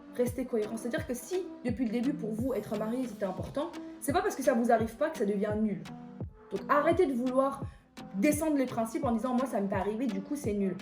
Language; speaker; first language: French; early bilingual, other home language; Persian